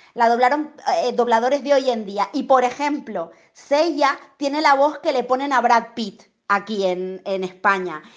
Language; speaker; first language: Spanish; native; Spanish